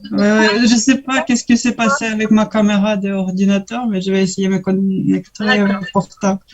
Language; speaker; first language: French; non-native, learner; Ukrainian